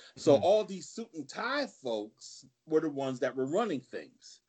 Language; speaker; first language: English; native; English